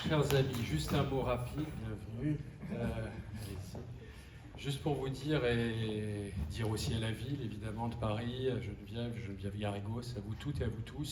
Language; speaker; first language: French; native; French